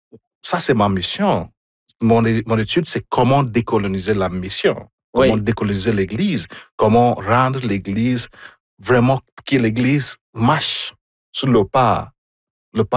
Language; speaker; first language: French; non-native, fluent; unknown